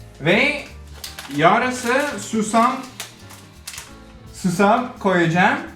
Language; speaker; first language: Turkish; non-native, learner; English